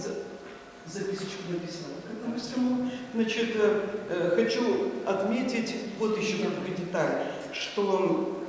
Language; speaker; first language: Russian; native; Russian